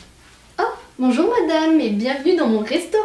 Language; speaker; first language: French; native; French